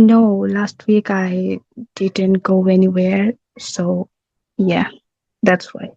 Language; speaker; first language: English; non-native, learner; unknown